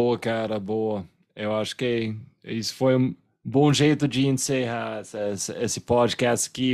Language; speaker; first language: Portuguese; non-native, fluent; English